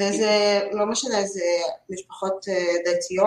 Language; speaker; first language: Hebrew; non-native, learner; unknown